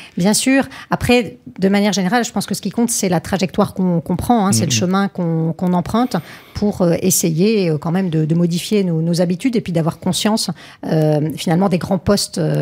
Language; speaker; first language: French; native; French